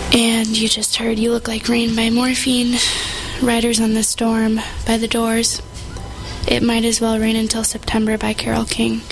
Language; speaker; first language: English; native; English